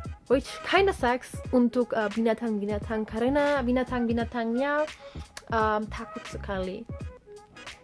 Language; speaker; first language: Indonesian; non-native, learner; Turkish